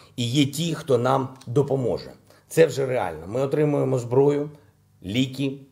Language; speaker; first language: Ukrainian; non-native, local second language; Russian